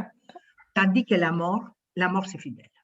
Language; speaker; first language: French; non-native, fluent; Greek